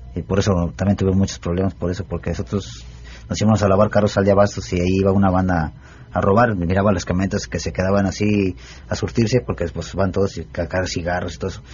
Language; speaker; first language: Spanish; native; Spanish